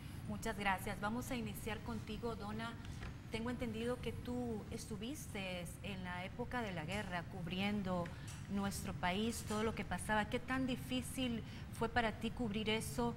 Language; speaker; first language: Spanish; native; Spanish